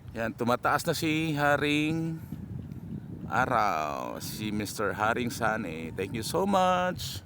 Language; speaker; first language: Filipino; non-native, local second language; Cebuano